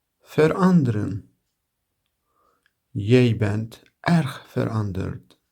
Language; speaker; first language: Dutch; non-native, learner; Turkish